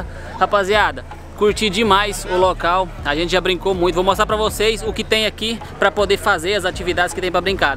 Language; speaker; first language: Portuguese; native; Portuguese